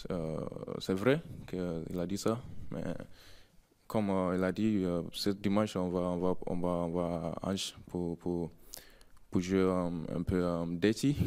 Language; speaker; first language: French; non-native, learner; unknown